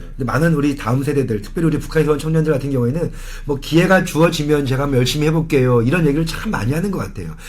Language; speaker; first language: Korean; native; Korean